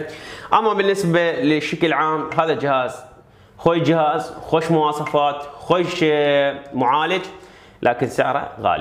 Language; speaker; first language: Arabic; native; Arabic